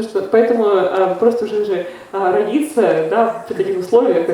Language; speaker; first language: Russian; native; Russian